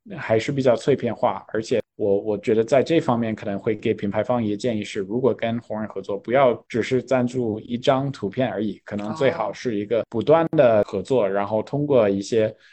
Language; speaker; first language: Chinese; non-native, fluent; English